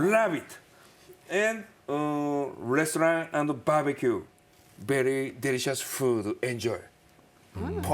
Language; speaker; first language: English; non-native, learner; Japanese